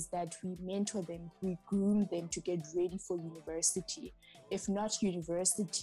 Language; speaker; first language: English; non-native, local second language; Southern Sotho